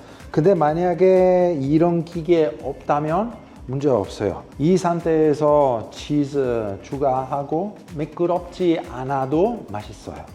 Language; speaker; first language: Korean; non-native, fluent; Italian